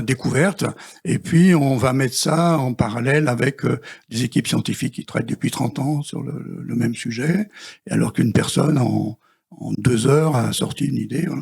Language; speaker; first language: French; native; French